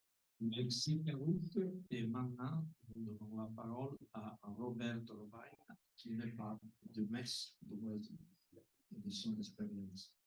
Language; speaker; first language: French; non-native, learner; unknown